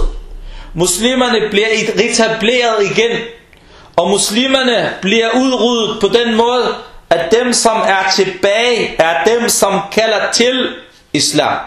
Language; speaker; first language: Danish; early bilingual, other home language; Arabic